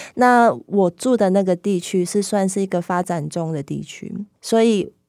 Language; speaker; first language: Chinese; non-native, local second language; Cantonese